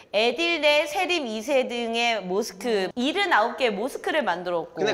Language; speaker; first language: Korean; native; Korean